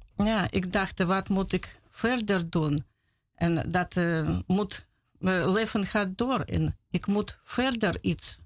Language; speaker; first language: Dutch; non-native, learner; Russian